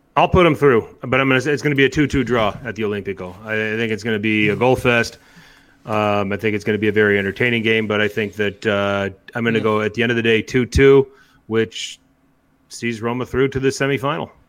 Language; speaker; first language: English; native; English